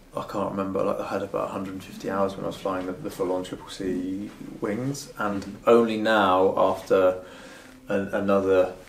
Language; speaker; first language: English; native; English